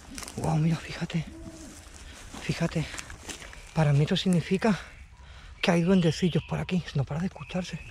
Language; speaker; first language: Spanish; native; Spanish